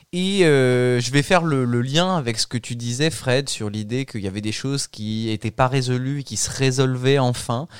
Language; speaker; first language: French; native; French